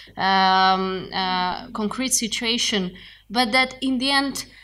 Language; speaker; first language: English; non-native, fluent; Macedonian